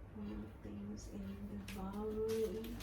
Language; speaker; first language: English; non-native, local second language; Filipino